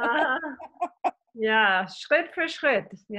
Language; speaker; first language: German; non-native, fluent; English